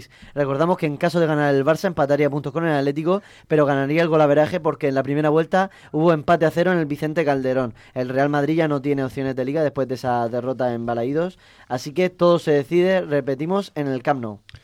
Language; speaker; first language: Spanish; native; Spanish